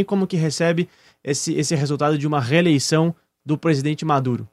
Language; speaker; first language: Portuguese; native; Portuguese